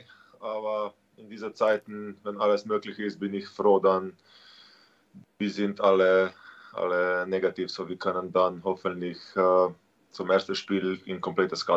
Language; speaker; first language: German; non-native, learner; Slovenian